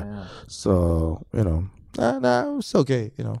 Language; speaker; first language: English; non-native, learner; Japanese